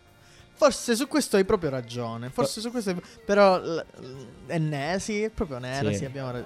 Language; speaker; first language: Italian; native; Italian